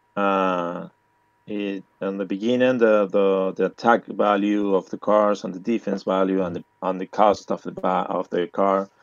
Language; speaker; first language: English; non-native, learner; Spanish